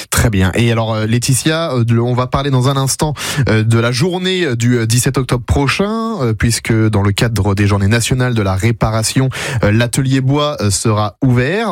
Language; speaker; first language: French; native; French